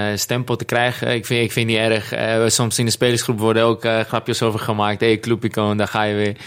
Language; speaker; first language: Dutch; non-native, fluent; Greek